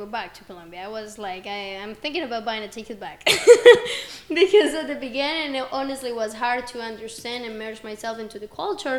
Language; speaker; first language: English; non-native, fluent; Spanish